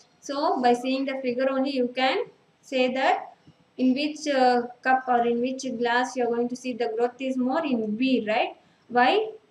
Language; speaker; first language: English; non-native, local second language; Telugu